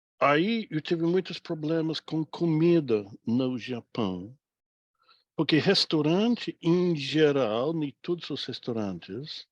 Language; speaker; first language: Portuguese; non-native, fluent; English